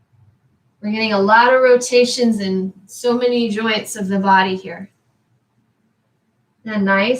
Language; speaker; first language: English; native; English